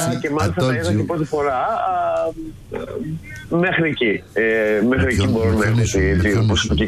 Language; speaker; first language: Greek; native; Greek